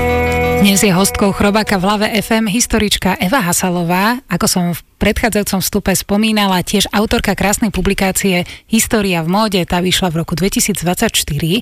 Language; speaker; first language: Slovak; native; Slovak